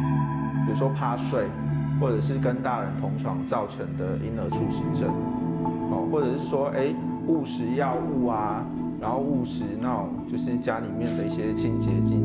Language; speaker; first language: Chinese; native; Chinese